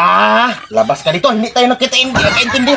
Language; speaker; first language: Filipino; non-native, local second language; Cebuano